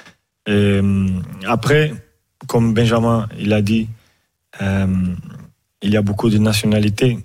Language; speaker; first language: French; non-native, fluent; Portuguese